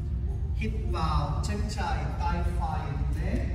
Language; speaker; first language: Vietnamese; non-native, learner; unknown